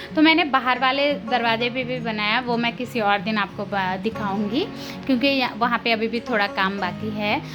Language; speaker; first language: Hindi; non-native, local second language; Telugu